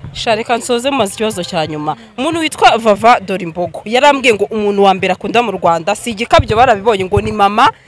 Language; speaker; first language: Kinyarwanda; native; Kinyarwanda